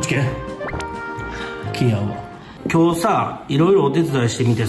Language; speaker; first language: Japanese; native; Japanese